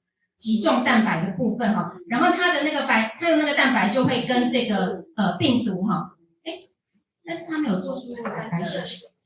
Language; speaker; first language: Chinese; native; Chinese